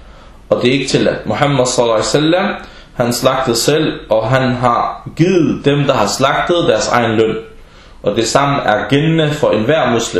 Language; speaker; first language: Danish; early bilingual, other home language; Arabic